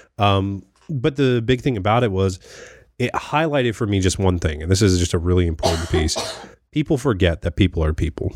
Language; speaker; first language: English; native; English